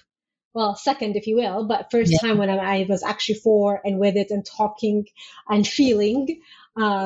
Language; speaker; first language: English; non-native, fluent; Arabic